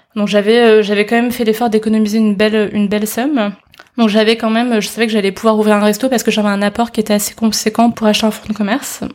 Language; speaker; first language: French; early bilingual, other home language; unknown